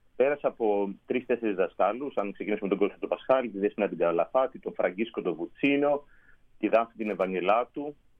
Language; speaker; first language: Greek; native; Greek